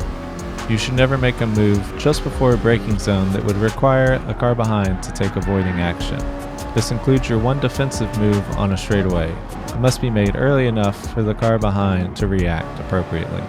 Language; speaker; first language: English; native; English